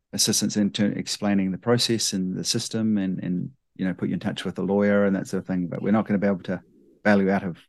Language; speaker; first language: English; native; English